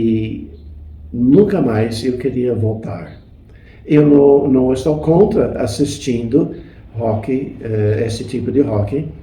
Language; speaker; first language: Portuguese; non-native, fluent; English